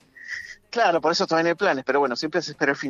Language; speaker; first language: Spanish; native; Spanish